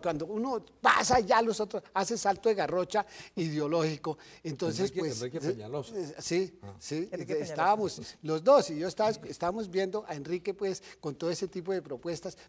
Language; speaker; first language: Spanish; native; Spanish